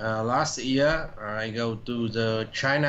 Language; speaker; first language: English; non-native, learner; Vietnamese